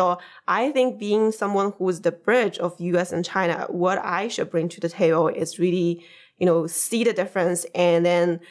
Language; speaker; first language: English; non-native, fluent; Chinese